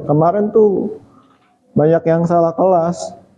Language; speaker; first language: Indonesian; native; Indonesian